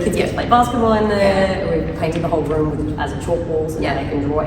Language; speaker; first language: English; native; English